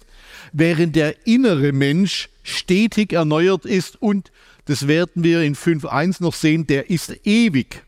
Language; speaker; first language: German; native; German